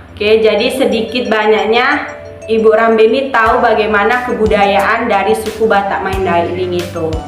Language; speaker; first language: Indonesian; native; Indonesian